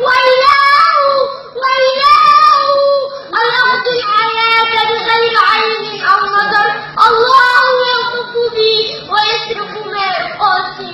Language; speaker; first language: Arabic; native; Arabic